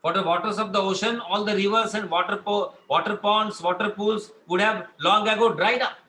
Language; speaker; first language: English; non-native, local second language; Marathi